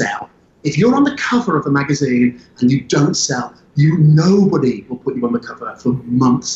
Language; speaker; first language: English; native; English